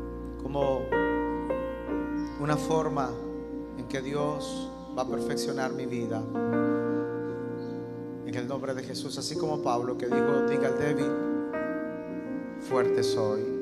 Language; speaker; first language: Spanish; native; Spanish